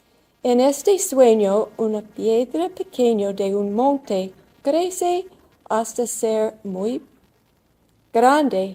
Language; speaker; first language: Spanish; non-native, learner; English